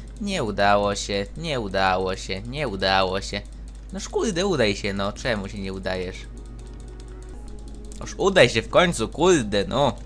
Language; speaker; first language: Polish; native; Polish